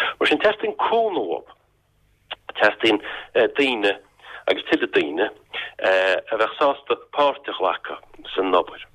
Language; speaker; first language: Irish; non-native, local second language; English